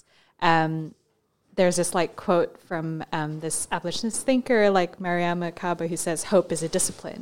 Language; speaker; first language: English; non-native, local second language; Cantonese